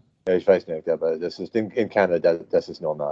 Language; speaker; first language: German; non-native, learner; English